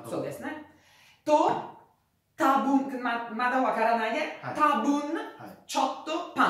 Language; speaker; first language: Japanese; non-native, learner; Italian